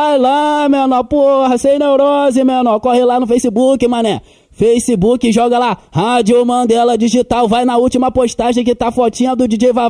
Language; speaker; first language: Portuguese; native; Portuguese